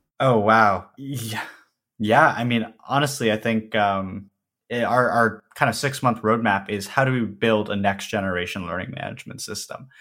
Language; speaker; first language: English; early bilingual, other home language; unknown